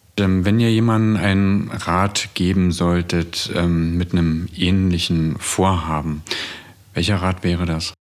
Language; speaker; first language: German; native; German